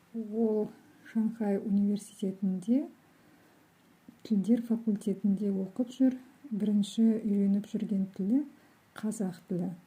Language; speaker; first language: Kazakh; native; Kazakh